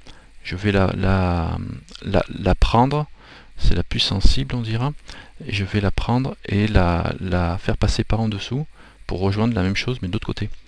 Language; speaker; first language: French; native; French